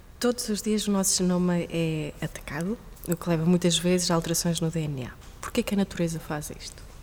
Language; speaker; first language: Portuguese; native; Portuguese